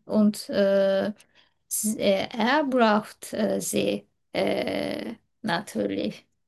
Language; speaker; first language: German; non-native, learner; Turkish